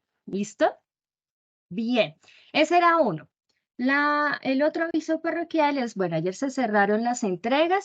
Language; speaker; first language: Spanish; native; Spanish